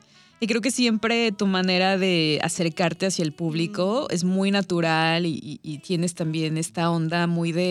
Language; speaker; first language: Spanish; native; Spanish